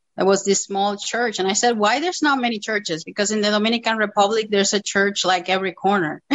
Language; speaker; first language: English; non-native, fluent; Spanish